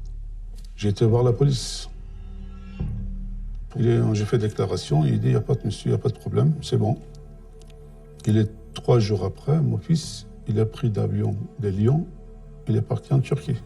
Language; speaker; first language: French; non-native, learner; Turkish